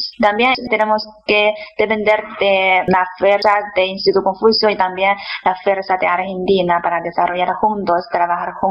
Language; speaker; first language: Spanish; non-native, fluent; Chinese